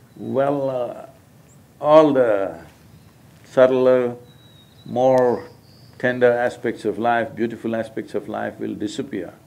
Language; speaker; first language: English; non-native, local second language; Kannada